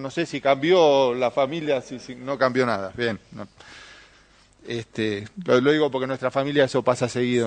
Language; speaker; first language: Spanish; native; Spanish